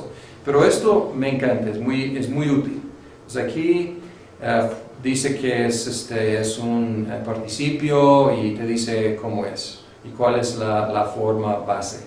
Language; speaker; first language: Spanish; non-native, fluent; English